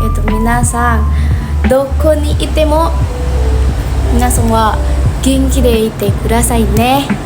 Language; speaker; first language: Japanese; non-native, learner; Indonesian